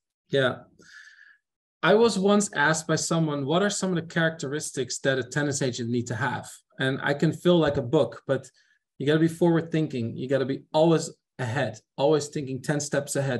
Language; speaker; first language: English; non-native, fluent; Dutch